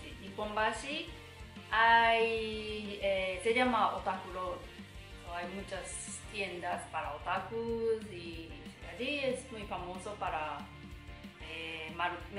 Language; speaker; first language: Spanish; non-native, learner; Japanese